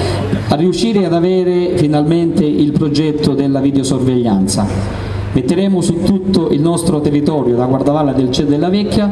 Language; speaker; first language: Italian; native; Italian